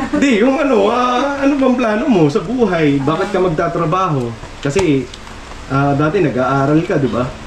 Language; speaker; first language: Filipino; non-native, local second language; Waray